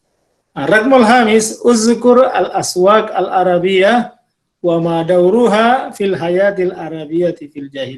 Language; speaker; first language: Arabic; non-native, fluent; Indonesian